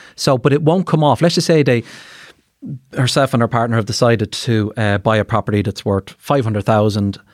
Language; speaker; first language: English; native; English